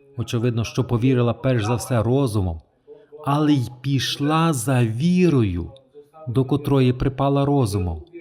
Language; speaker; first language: Ukrainian; non-native, fluent; Polish